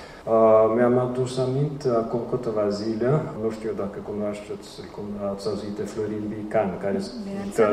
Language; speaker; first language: Romanian; non-native, fluent; Norwegian